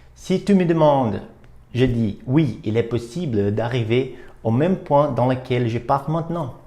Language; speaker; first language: French; non-native, fluent; Portuguese